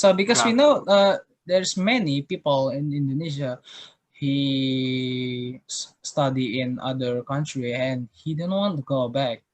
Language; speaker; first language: English; non-native, learner; Indonesian